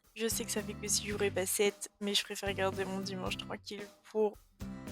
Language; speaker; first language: French; native; French